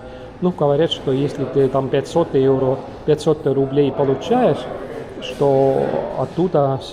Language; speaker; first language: Russian; non-native, local second language; Estonian